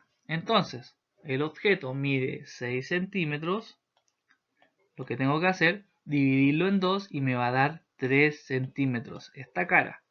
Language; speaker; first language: Spanish; native; Spanish